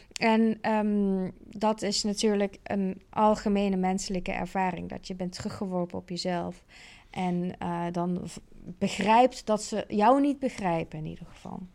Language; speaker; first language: Dutch; native; Dutch